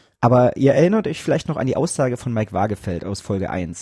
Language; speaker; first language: German; native; German